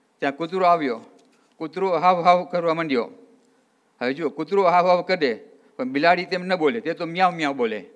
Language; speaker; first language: Gujarati; early bilingual, heritage; Gujarati